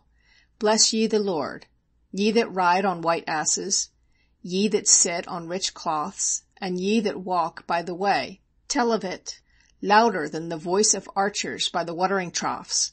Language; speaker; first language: English; native; English